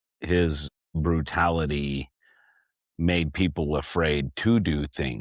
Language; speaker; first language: English; native; English